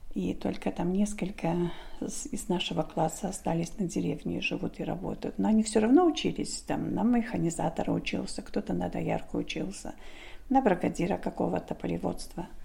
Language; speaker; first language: Russian; non-native, local second language; Polish